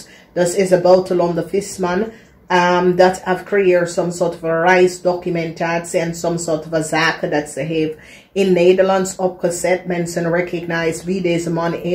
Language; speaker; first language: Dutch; non-native, learner; English